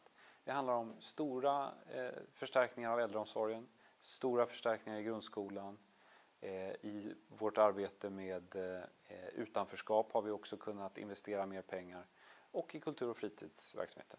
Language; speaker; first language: Swedish; native; Swedish